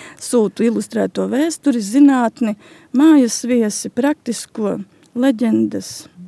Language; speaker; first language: Latvian; native; Latvian